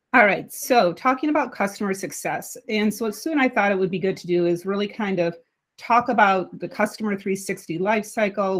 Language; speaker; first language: English; native; English